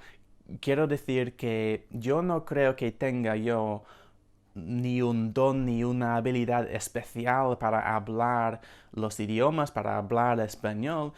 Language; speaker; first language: Spanish; non-native, fluent; English